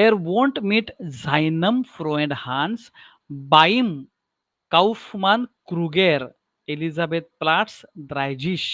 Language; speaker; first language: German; non-native, learner; Marathi